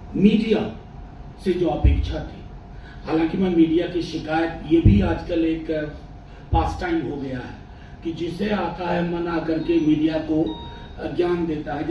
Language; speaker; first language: Hindi; non-native, local second language; Maithili